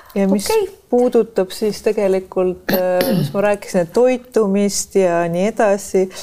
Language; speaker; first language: Estonian; non-native, local second language; Russian